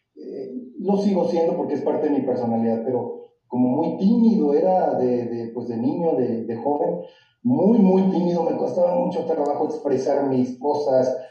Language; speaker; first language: Spanish; native; Spanish